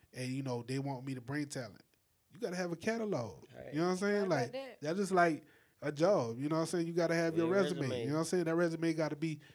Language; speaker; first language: English; native; English